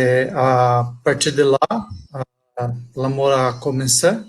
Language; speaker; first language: French; non-native, learner; Portuguese